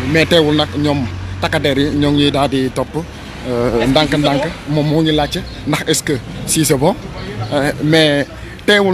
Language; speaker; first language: French; non-native, local second language; Wolof